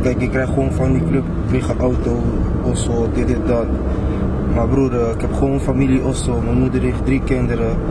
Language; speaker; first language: Dutch; early bilingual, other home language; Papiamento